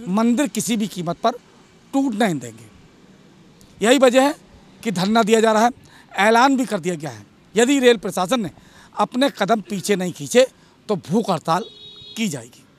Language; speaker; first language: Hindi; native; Hindi